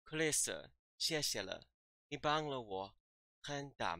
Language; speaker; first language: Chinese; non-native, learner; English